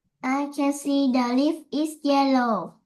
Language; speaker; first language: English; non-native, learner; Vietnamese